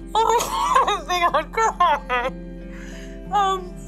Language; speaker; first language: English; native; English